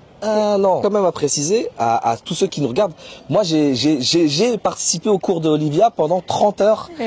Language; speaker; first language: French; native; French